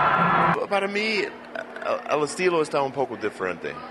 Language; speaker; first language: Spanish; non-native, fluent; English